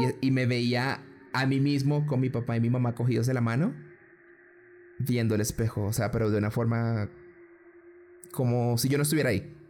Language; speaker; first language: Spanish; native; Spanish